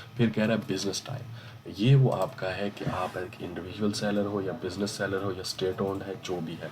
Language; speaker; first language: Urdu; native; Urdu